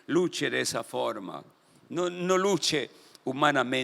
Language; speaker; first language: Spanish; native; Spanish